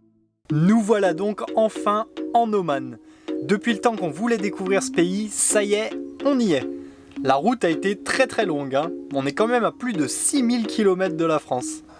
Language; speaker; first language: French; native; French